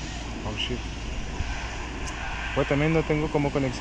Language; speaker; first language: Spanish; non-native, learner; French